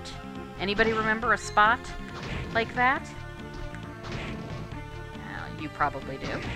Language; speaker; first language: English; native; English